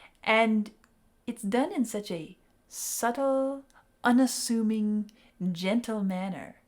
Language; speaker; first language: English; native; English